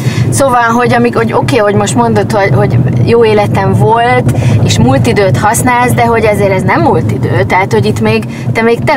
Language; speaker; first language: Hungarian; native; Hungarian